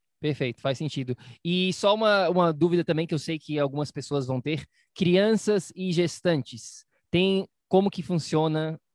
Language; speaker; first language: Portuguese; native; Portuguese